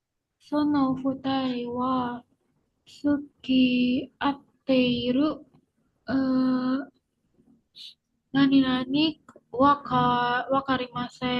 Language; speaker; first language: Japanese; non-native, learner; Indonesian